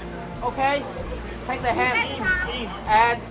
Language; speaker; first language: English; non-native, learner; Vietnamese